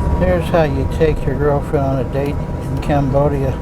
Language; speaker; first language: English; native; English